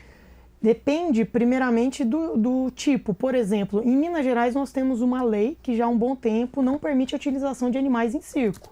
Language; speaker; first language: Portuguese; native; Portuguese